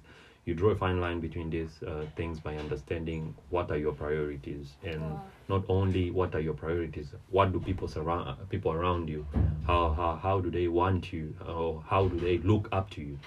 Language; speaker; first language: English; non-native, local second language; Swahili